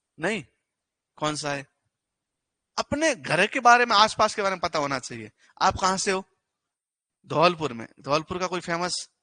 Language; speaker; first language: Hindi; native; Hindi